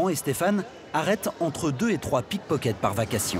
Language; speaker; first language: French; native; French